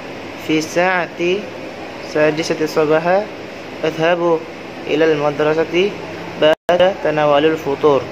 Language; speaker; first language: Arabic; non-native, learner; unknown